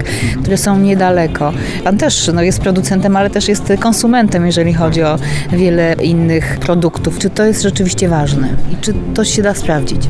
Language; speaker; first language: Polish; native; Polish